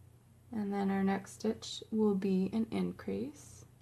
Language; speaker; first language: English; native; English